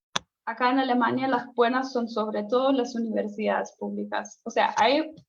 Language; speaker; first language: Spanish; non-native, fluent; German